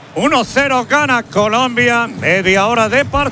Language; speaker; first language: Spanish; native; Spanish